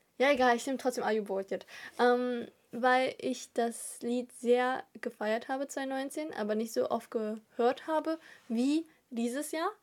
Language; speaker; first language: German; early bilingual, other home language; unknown